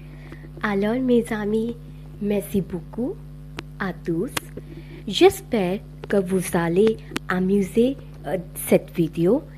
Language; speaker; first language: French; non-native, learner; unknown